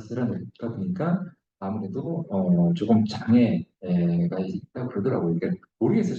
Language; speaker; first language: Korean; native; Korean